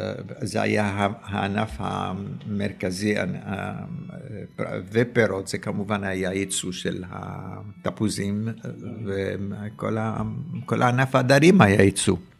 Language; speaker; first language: Hebrew; early bilingual, other home language; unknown